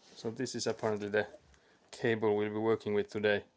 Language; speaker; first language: English; non-native, fluent; Finnish